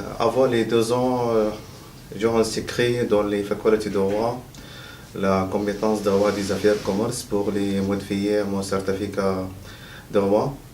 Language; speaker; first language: French; non-native, learner; Arabic